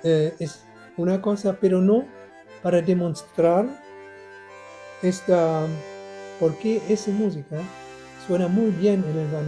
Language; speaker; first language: Spanish; non-native, learner; German